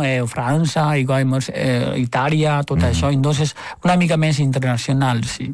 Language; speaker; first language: Catalan; non-native, fluent; Chinese